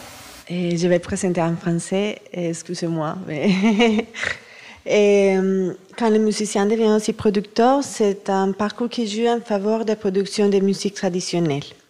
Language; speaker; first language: French; non-native, fluent; Spanish